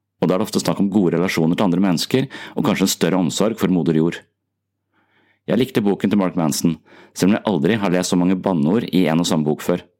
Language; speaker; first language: Norwegian; native; Norwegian